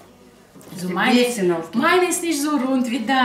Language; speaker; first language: German; non-native, fluent; Russian